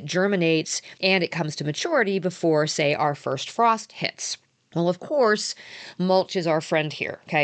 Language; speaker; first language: English; native; English